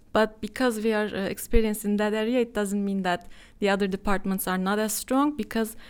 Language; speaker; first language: English; non-native, fluent; Turkish